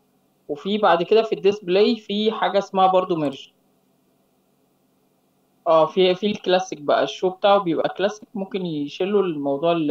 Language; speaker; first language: Arabic; native; Arabic